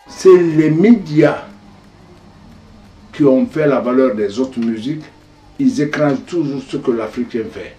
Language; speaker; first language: French; non-native, local second language; Mandingo